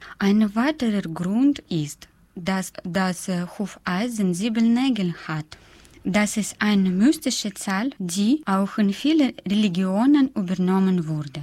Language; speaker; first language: German; non-native, fluent; Russian